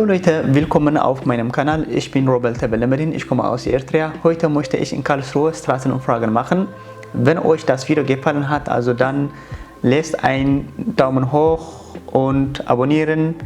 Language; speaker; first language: German; non-native, learner; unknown